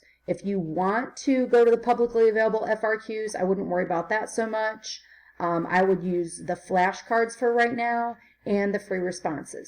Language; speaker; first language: English; native; English